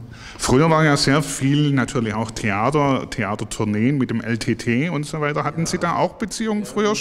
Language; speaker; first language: German; native; German